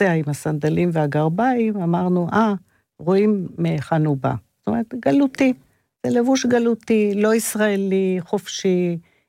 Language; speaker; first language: Hebrew; native; Hebrew